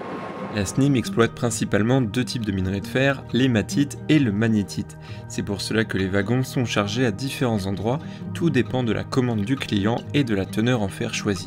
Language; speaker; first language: French; native; French